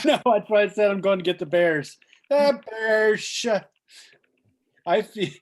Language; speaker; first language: English; native; English